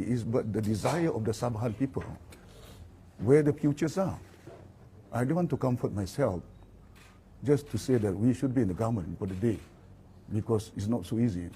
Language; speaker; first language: English; non-native, local second language; Malay